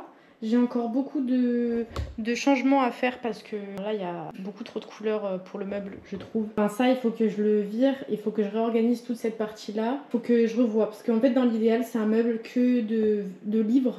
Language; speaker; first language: French; native; French